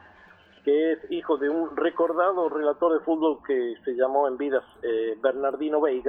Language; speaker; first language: Spanish; native; Spanish